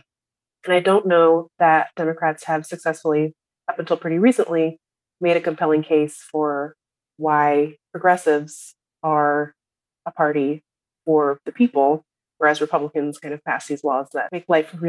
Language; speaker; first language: English; native; English